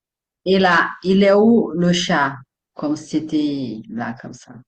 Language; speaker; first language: French; non-native, fluent; Portuguese